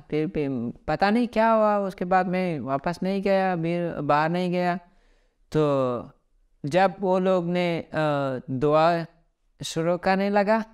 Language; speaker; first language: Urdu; early bilingual, other home language; Pashto